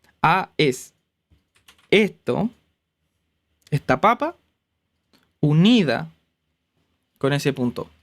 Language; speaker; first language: Spanish; native; Spanish